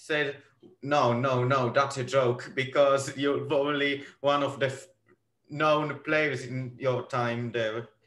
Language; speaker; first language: English; non-native, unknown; Hebrew